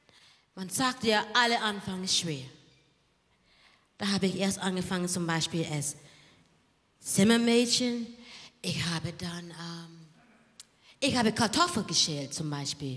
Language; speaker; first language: German; non-native, learner; English